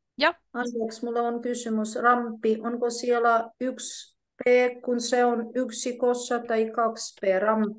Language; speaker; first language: Finnish; non-native, fluent; Ukrainian